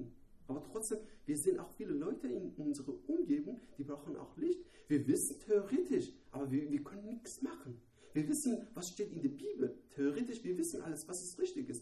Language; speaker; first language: German; non-native, learner; Persian